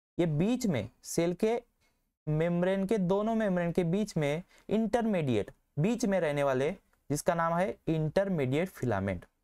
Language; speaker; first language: Hindi; non-native, local second language; Marathi